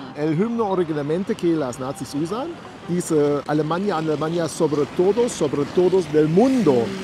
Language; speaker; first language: Spanish; non-native, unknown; German